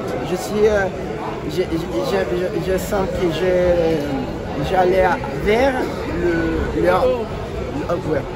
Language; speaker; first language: French; non-native, learner; Spanish